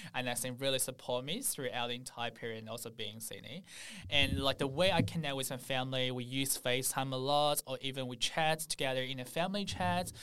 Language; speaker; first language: English; non-native, fluent; Chinese